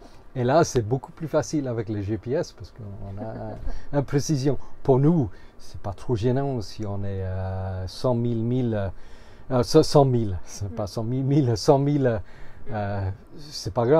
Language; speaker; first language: French; non-native, fluent; English